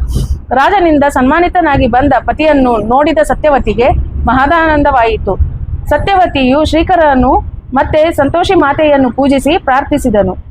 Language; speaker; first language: Kannada; native; Kannada